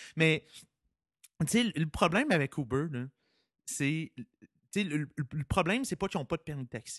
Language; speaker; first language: French; native; French